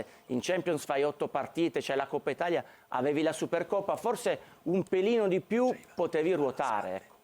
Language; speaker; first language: Italian; native; Italian